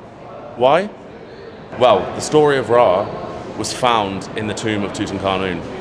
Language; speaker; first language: English; native; English